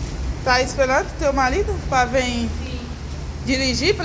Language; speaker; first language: Portuguese; non-native, learner; Haitian Creole